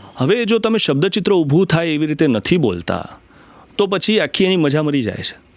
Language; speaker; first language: Gujarati; non-native, local second language; Marathi